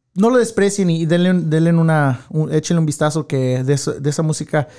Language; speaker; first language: Spanish; native; Spanish